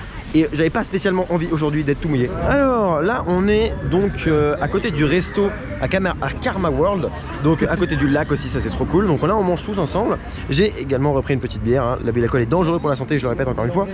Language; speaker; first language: French; native; French